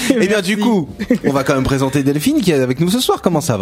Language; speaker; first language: French; native; French